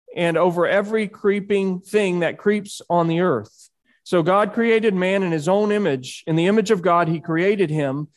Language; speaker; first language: English; early bilingual, other home language; Spanish